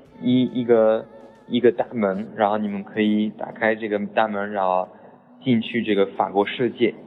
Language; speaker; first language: Chinese; non-native, fluent; French